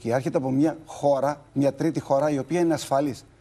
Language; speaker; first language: Greek; native; Greek